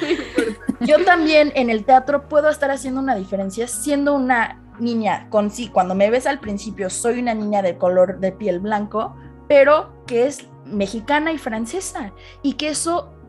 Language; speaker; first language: Spanish; early bilingual, heritage; Spanish